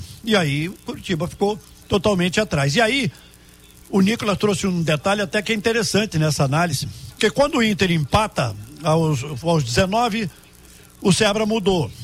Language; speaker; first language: Portuguese; native; Portuguese